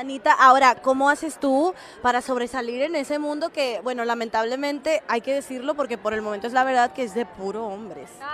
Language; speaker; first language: Spanish; native; Spanish